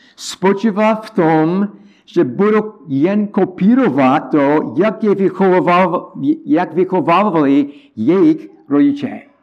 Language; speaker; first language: Czech; non-native, learner; English